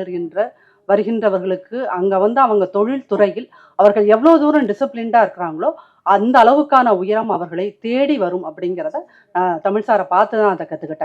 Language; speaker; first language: Tamil; native; Tamil